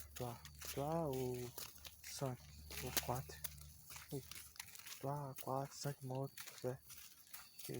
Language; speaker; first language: French; non-native, learner; Portuguese